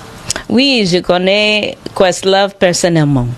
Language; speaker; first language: French; non-native, learner; English